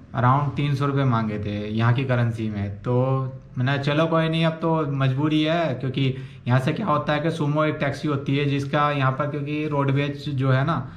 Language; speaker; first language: Hindi; native; Hindi